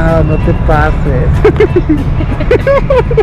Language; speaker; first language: Spanish; native; Spanish